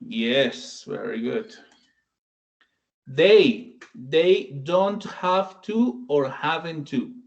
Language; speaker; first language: English; non-native, fluent; Spanish